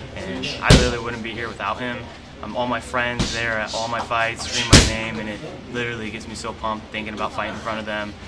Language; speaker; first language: English; native; English